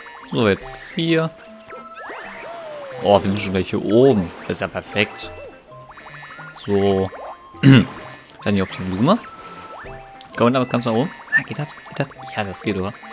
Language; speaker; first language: German; native; German